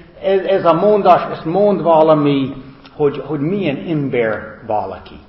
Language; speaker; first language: Hungarian; non-native, fluent; English